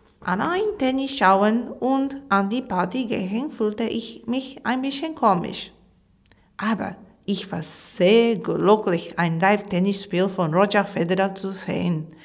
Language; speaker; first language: German; non-native, learner; Japanese